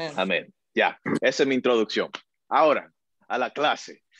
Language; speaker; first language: Spanish; early bilingual, heritage; Spanish